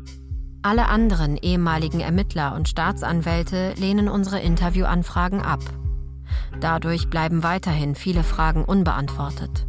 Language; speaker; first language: German; native; German